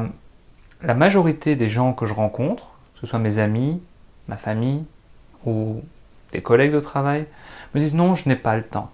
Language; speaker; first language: French; native; French